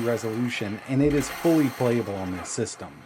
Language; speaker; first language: English; native; English